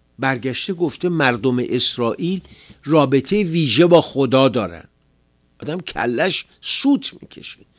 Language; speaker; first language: Persian; native; Persian